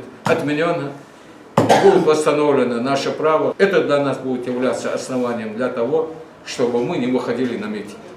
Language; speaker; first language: Russian; non-native, local second language; Ingush